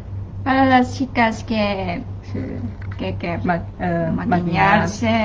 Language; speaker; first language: Spanish; non-native, fluent; Chinese